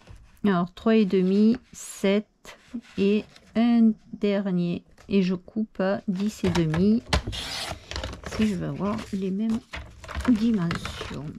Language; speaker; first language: French; native; French